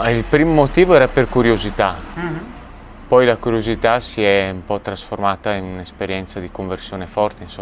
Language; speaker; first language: Italian; native; Italian